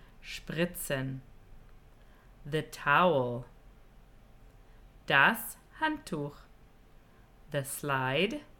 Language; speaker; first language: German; non-native, fluent; English